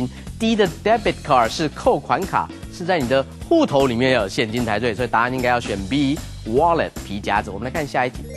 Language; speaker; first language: Chinese; native; Chinese